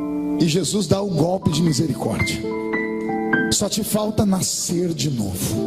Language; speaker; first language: Portuguese; native; Portuguese